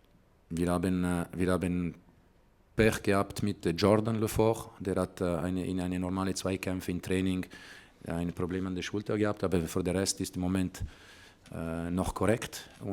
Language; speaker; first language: German; non-native, fluent; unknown